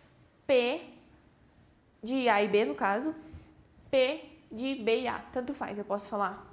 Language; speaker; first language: Portuguese; native; Portuguese